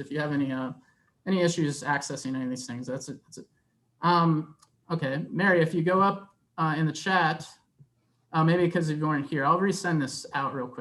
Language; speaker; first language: English; native; English